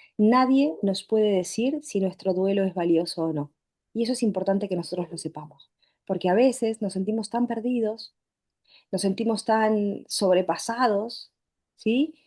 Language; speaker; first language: Spanish; native; Spanish